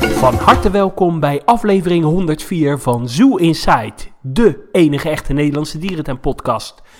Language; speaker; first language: Dutch; native; Dutch